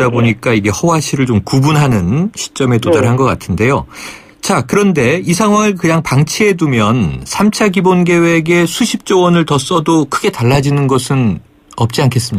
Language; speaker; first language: Korean; native; Korean